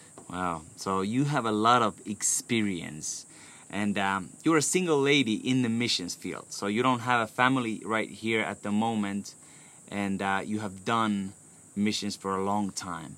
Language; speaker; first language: English; non-native, fluent; Finnish